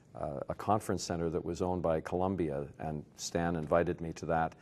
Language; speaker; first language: English; native; English